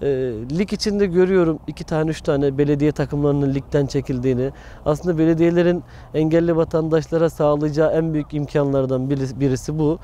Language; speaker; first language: Turkish; native; Turkish